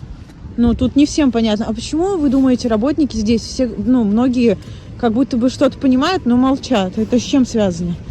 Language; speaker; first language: Russian; native; Russian